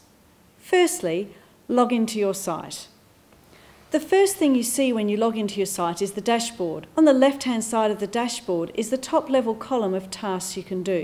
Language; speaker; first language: English; native; English